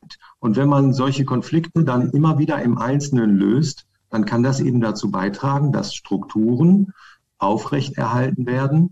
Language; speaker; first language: German; native; German